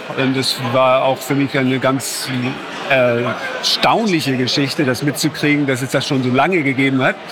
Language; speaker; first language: German; native; German